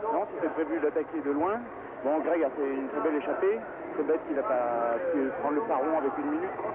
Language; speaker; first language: French; non-native, learner; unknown